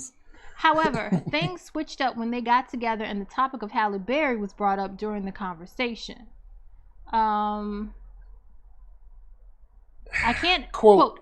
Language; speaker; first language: English; native; English